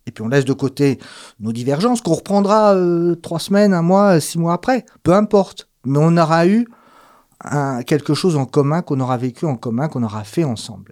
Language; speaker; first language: French; native; French